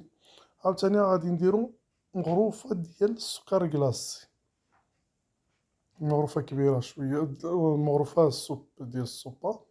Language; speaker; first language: Arabic; native; Arabic